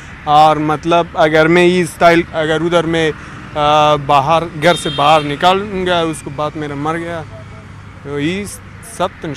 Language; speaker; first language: Hindi; non-native, learner; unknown